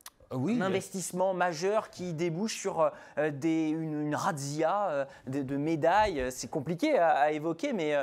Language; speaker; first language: French; native; French